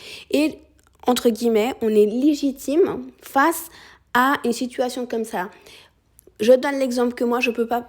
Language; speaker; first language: French; early bilingual, other home language; Spanish